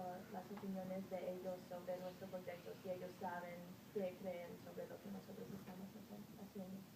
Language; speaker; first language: Spanish; non-native, learner; English